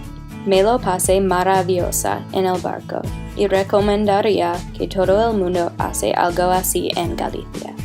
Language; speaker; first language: Spanish; non-native, learner; English